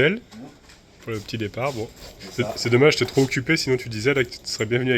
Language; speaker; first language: French; native; French